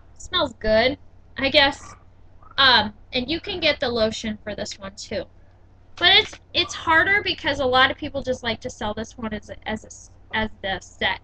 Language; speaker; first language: English; native; English